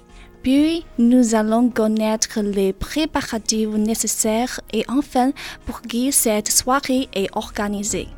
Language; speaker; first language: French; non-native, learner; Chinese